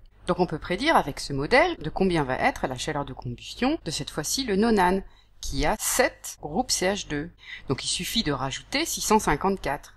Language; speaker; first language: French; native; French